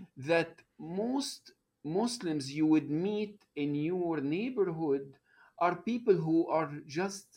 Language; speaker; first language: English; non-native, fluent; Arabic